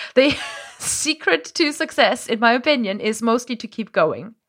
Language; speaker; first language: English; non-native, fluent; German